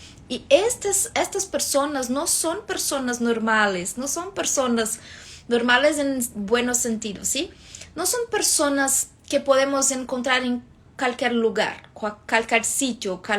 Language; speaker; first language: Spanish; non-native, fluent; Portuguese